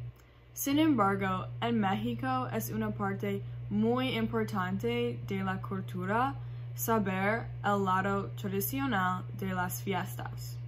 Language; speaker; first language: Spanish; non-native, learner; English